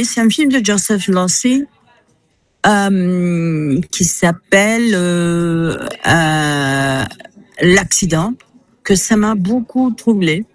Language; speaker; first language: French; non-native, fluent; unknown